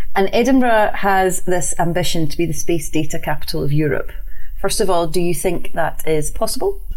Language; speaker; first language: English; native; English